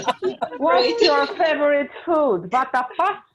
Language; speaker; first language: English; non-native, learner; Portuguese